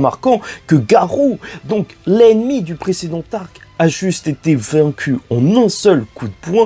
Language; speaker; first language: French; native; French